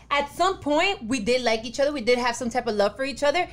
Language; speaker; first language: English; early bilingual, other home language; Spanish